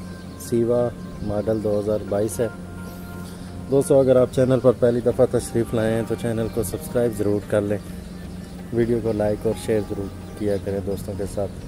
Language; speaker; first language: Hindi; non-native, local second language; Punjabi